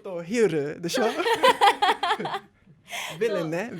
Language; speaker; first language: Japanese; non-native, learner; English